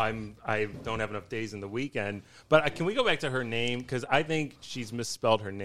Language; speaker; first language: English; native; English